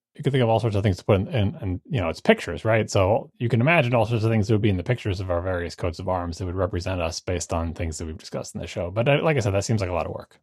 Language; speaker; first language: English; native; English